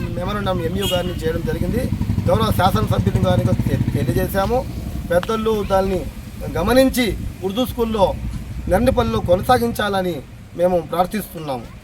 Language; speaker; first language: Telugu; non-native, local second language; Urdu